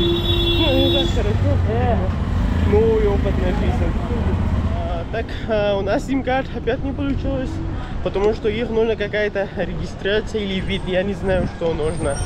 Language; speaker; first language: Russian; non-native, learner; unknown